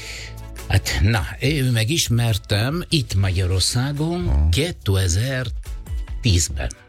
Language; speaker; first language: Hungarian; non-native, fluent; Italian